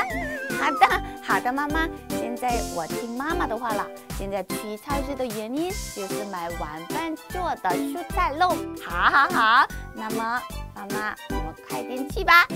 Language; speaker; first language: Chinese; non-native, fluent; Korean